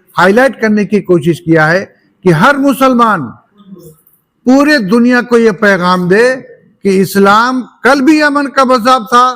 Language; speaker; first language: Urdu; native; Urdu